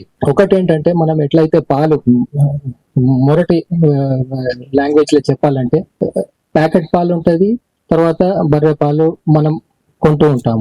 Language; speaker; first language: Telugu; native; Telugu